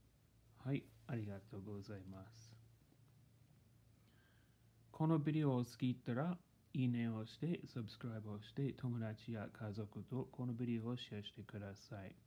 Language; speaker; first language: Japanese; non-native, learner; English